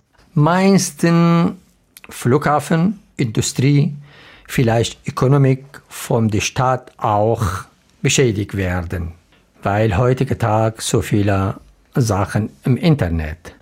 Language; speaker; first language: German; non-native, learner; Arabic